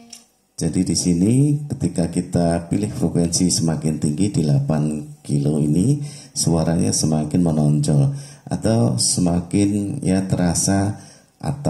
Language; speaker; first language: Indonesian; native; Indonesian